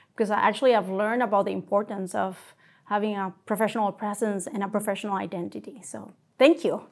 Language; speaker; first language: English; non-native, fluent; Spanish